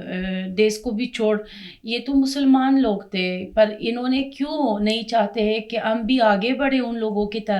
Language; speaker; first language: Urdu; non-native, fluent; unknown